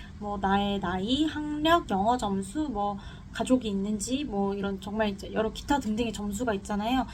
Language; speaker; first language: Korean; native; Korean